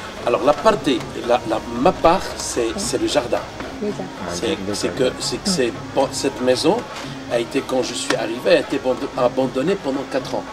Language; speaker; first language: French; non-native, local second language; Arabic